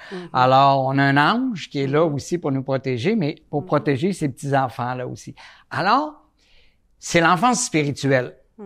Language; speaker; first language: French; native; French